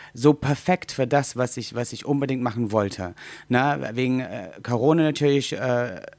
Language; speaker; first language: German; non-native, fluent; English